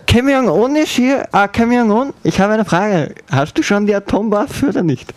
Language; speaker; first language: German; native; German